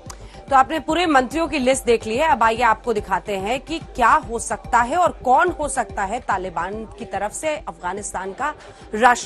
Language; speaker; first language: Hindi; native; Hindi